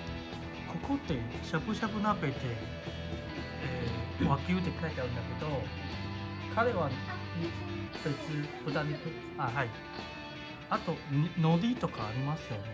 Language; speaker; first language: Japanese; non-native, fluent; Chinese